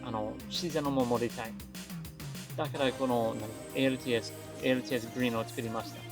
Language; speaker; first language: Japanese; non-native, learner; English